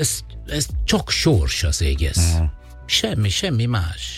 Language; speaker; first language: Hungarian; non-native, learner; Italian